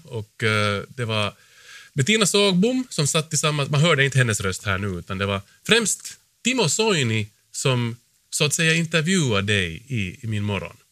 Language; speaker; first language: Swedish; native; Swedish